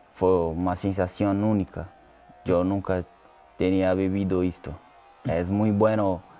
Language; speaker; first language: Spanish; non-native, learner; Portuguese